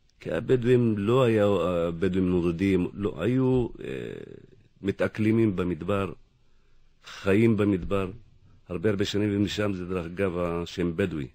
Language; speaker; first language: Hebrew; non-native, local second language; Arabic